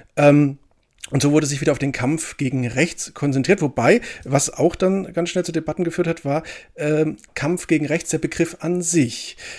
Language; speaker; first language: German; native; German